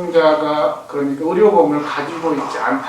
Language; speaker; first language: Korean; native; Korean